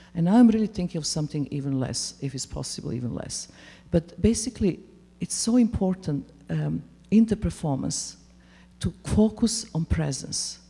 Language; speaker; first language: English; non-native, fluent; Serbian